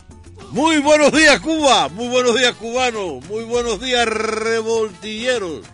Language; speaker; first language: Spanish; native; Spanish